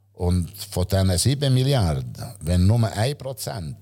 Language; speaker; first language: German; non-native, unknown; Italian